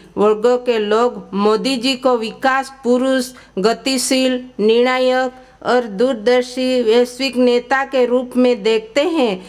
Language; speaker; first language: Hindi; non-native, local second language; Gujarati